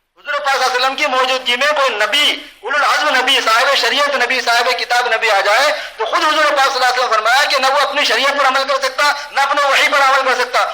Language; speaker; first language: Urdu; native; Urdu